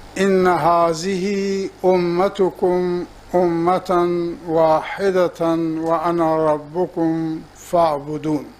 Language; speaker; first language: Urdu; non-native, fluent; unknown